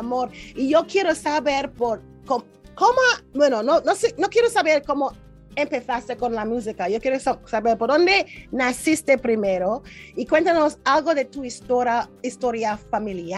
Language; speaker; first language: Spanish; non-native, learner; English